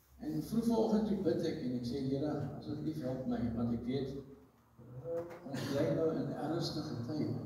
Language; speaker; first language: Afrikaans; non-native, local second language; English